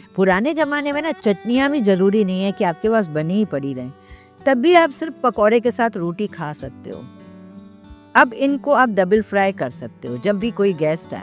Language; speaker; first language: Hindi; non-native, local second language; Sindhi